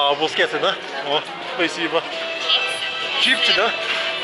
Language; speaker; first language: Russian; non-native, fluent; English